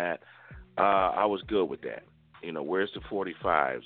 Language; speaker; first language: English; native; English